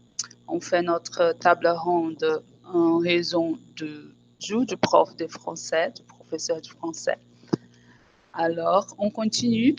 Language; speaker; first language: French; non-native, fluent; Portuguese